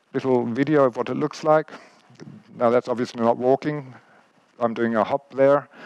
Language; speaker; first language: English; native; English